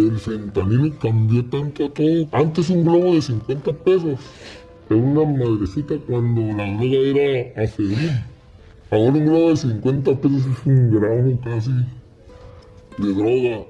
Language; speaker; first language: Spanish; native; Spanish